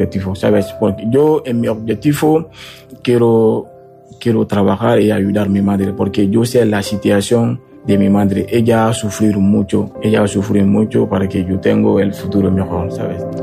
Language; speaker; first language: Spanish; non-native, learner; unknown